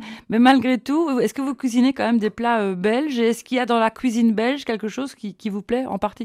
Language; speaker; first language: French; native; French